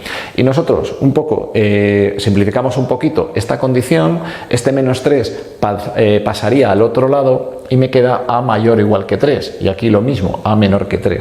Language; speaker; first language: Spanish; native; Spanish